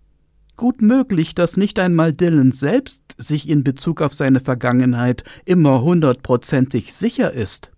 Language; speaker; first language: German; native; German